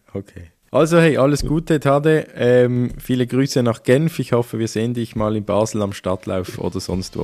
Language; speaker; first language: German; native; German